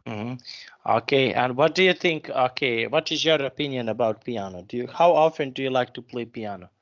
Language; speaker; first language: English; non-native, fluent; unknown